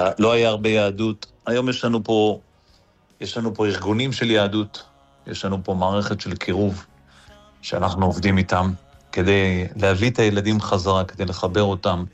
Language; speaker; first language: Hebrew; native; Hebrew